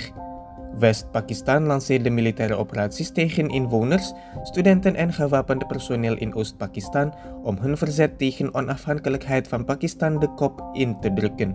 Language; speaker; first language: Dutch; non-native, fluent; Indonesian